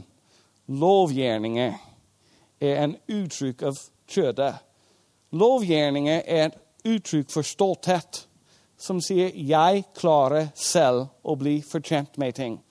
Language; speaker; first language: Norwegian; non-native, fluent; English